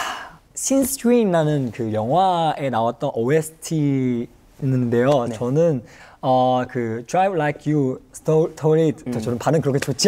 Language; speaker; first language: Korean; non-native, fluent; Chinese